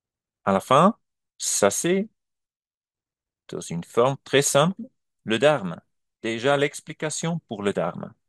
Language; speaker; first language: French; non-native, learner; German